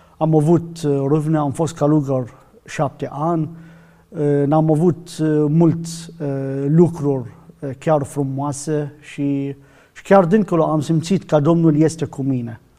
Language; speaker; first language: Romanian; non-native, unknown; Arabic